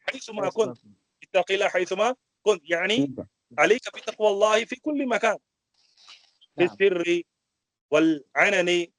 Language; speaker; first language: Arabic; non-native, fluent; Urdu